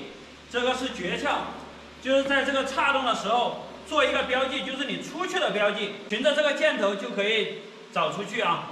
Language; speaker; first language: Chinese; native; Chinese